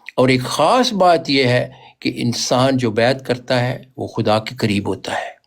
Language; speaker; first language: Urdu; non-native, local second language; Punjabi